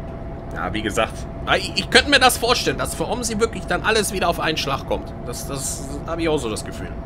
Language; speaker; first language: German; native; German